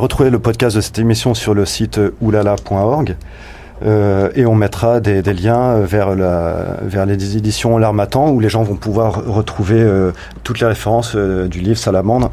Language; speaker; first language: French; native; French